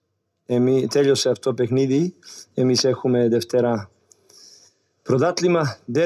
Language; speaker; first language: Greek; non-native, learner; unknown